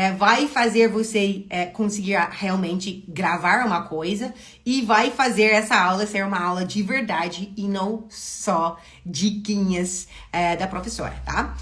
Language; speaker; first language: Portuguese; non-native, fluent; English